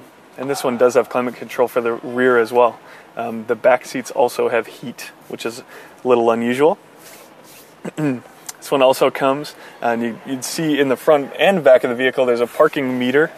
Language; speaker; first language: English; native; English